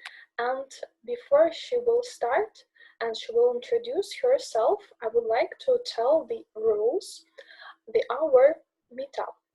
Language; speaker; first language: English; non-native, learner; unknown